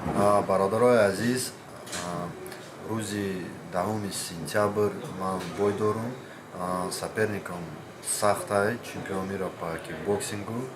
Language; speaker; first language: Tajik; non-native, local second language; Russian